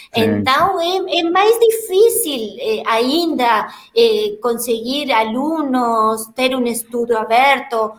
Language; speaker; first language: Portuguese; non-native, learner; Spanish